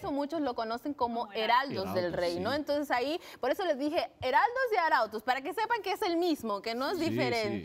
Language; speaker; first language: Spanish; native; Spanish